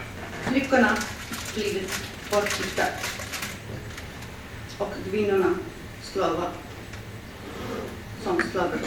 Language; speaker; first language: Swedish; early bilingual, other home language; Assyrian Neo-Aramaic